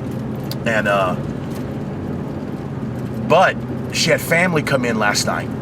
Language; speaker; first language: English; native; English